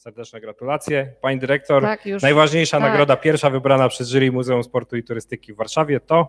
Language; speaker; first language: Polish; native; Polish